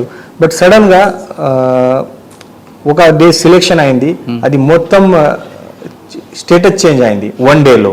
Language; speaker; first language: Telugu; non-native, learner; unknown